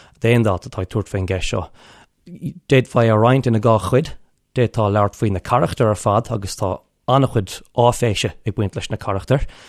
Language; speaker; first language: Irish; non-native, local second language; English